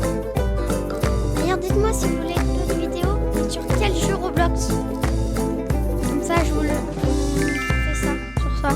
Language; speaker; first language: French; native; French